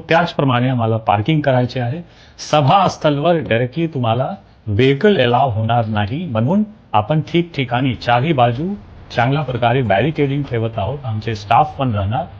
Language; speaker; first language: Marathi; non-native, local second language; Hindi